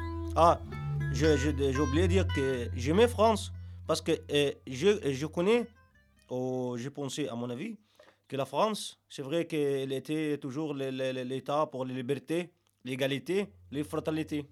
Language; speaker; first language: French; non-native, learner; Arabic